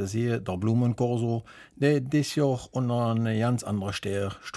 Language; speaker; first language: German; native; German